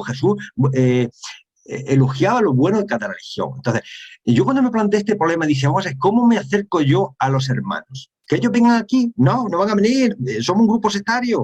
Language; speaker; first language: Spanish; native; Spanish